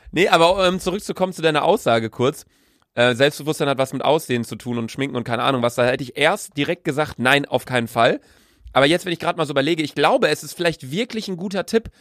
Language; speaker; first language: German; native; German